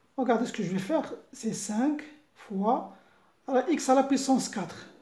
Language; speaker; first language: French; non-native, local second language; Arabic